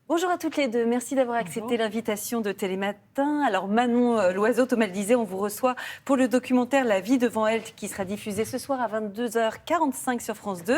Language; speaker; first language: French; native; French